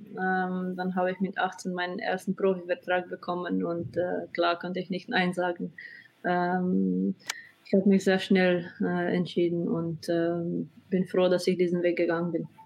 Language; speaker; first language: German; non-native, fluent; Slovenian